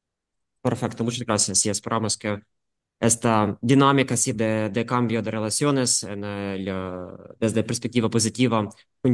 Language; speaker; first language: Spanish; non-native, fluent; Ukrainian